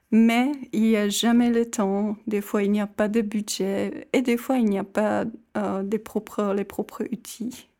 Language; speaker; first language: French; non-native, fluent; Czech